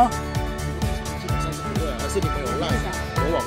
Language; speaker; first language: Chinese; native; Chinese